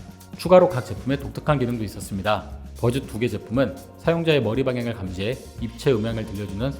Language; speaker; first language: Korean; native; Korean